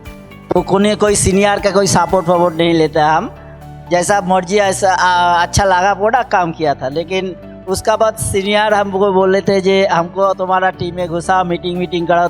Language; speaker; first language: Hindi; non-native, local second language; Bangla